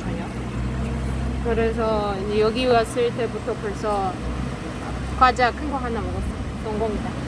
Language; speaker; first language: Korean; non-native, fluent; Russian